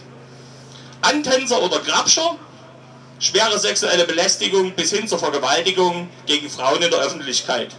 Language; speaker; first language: German; native; German